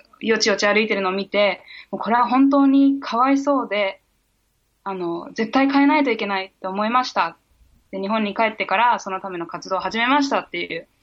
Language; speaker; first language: Japanese; early bilingual, heritage; Japanese